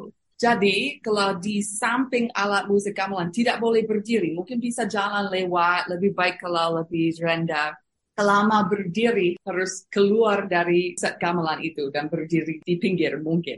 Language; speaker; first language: Indonesian; non-native, fluent; English